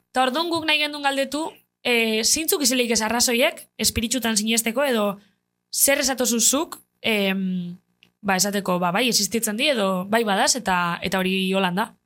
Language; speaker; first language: Basque; native; Basque